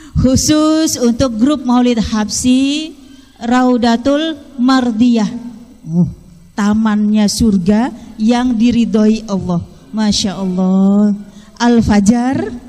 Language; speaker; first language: Indonesian; non-native, local second language; Banjar